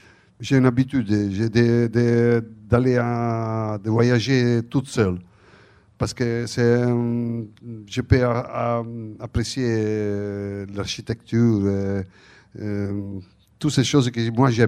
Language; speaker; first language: French; non-native, fluent; Italian